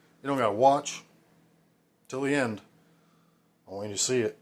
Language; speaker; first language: English; native; English